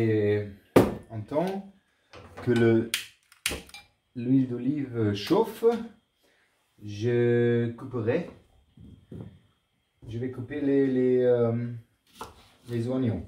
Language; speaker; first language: French; non-native, learner; German